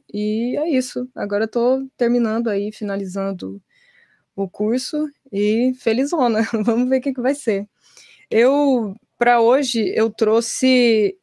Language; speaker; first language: Portuguese; native; Portuguese